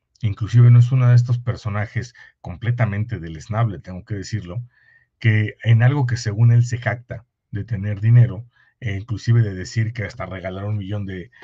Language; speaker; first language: Spanish; native; Spanish